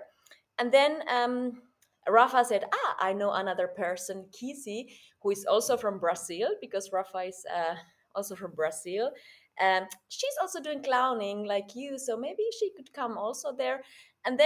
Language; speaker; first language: English; non-native, fluent; Finnish